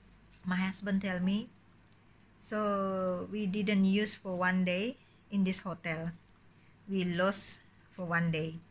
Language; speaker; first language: English; non-native, learner; Indonesian